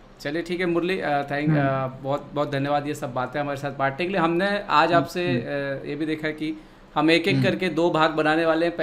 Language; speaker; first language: Hindi; native; Hindi